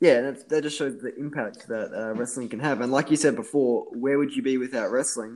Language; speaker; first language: English; native; English